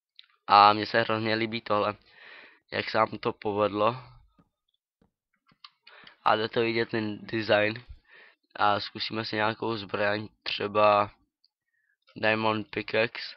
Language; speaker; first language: Czech; native; Czech